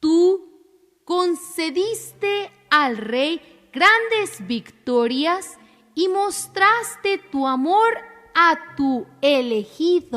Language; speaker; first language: Spanish; native; Spanish